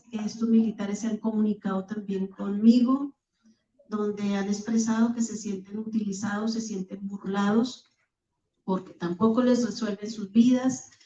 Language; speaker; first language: Spanish; native; Spanish